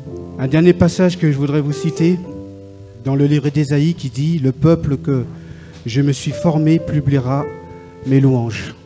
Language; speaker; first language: French; native; French